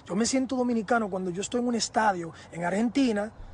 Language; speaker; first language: Spanish; early bilingual, heritage; Spanish